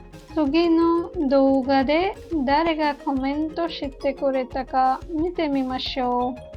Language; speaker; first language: Japanese; non-native, learner; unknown